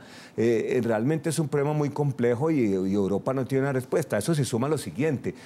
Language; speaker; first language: Spanish; native; Spanish